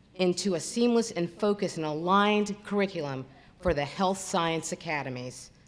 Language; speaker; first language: English; native; English